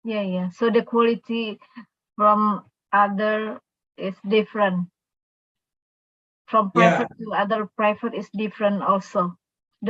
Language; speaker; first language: English; non-native, local second language; Indonesian